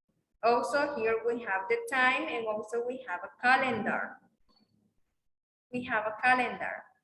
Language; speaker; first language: English; non-native, learner; Spanish